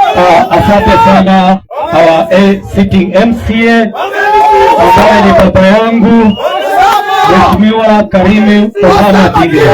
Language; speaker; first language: Swahili; non-native, local second language; Luyia